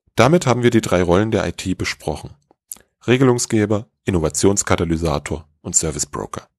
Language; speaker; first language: German; native; German